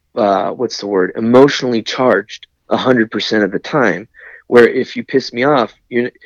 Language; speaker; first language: English; native; English